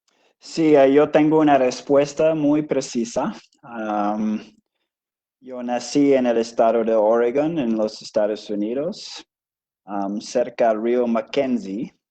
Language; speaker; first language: Spanish; non-native, fluent; English